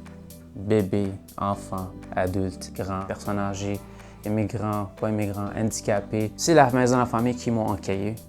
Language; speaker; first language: French; non-native, fluent; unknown